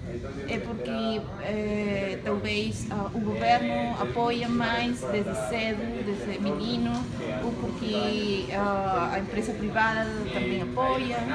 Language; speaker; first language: Portuguese; non-native, learner; Spanish